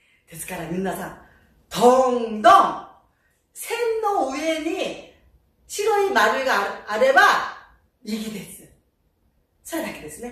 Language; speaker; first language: Japanese; non-native, fluent; Korean